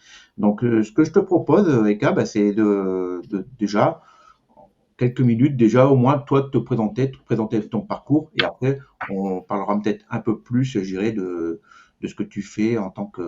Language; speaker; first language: French; native; French